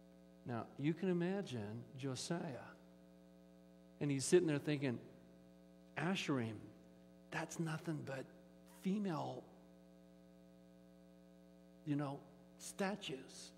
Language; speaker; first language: English; native; English